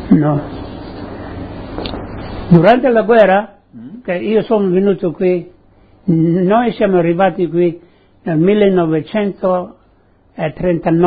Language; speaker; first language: Italian; early bilingual, heritage; Italian